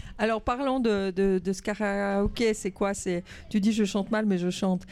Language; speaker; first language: French; native; French